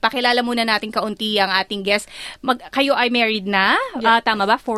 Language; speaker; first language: Filipino; native; Filipino